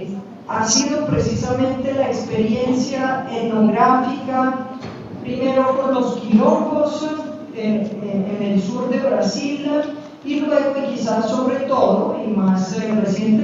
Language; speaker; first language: Spanish; native; Spanish